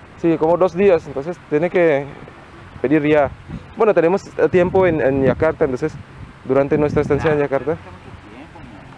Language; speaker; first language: Spanish; non-native, learner; Indonesian